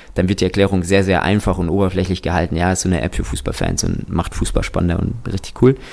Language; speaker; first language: German; early bilingual, other home language; Russian